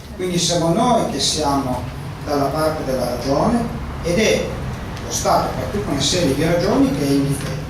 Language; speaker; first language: Italian; native; Italian